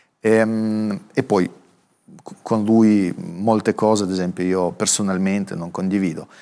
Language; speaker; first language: Italian; non-native, fluent; Russian